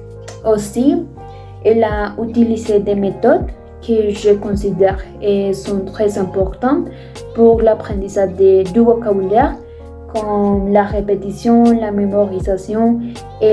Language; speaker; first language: French; non-native, fluent; Spanish